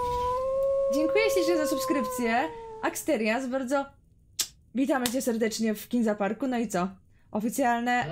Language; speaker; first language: Polish; native; Polish